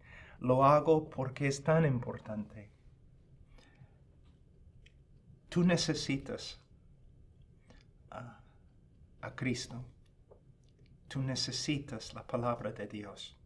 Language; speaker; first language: Spanish; non-native, fluent; English